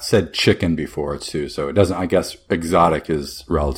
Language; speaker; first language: English; native; English